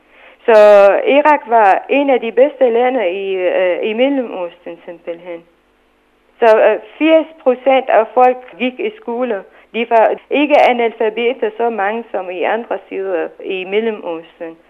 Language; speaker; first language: Danish; non-native, fluent; Arabic